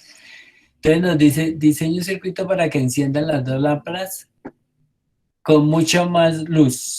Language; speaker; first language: Spanish; native; Spanish